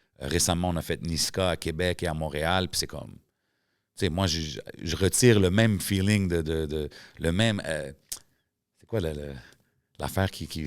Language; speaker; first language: French; early bilingual, other home language; Arabic